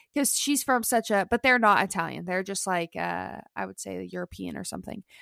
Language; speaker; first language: English; early bilingual, other home language; Italian